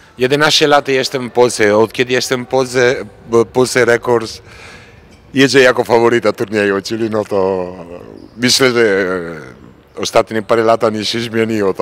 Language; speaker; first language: Polish; non-native, fluent; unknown